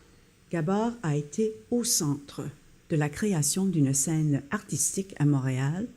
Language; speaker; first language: French; non-native, local second language; English